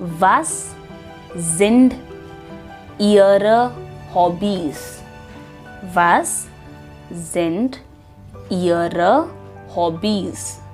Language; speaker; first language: German; non-native, fluent; Hindi